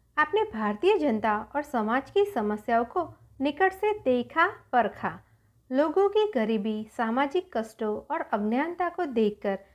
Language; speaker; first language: Hindi; non-native, local second language; Gujarati